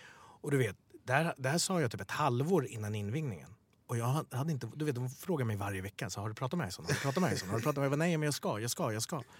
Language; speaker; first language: Swedish; early bilingual, other home language; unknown